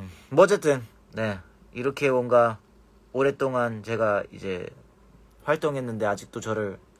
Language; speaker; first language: Korean; early bilingual, heritage; Korean